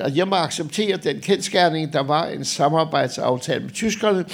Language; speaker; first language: Danish; native; Danish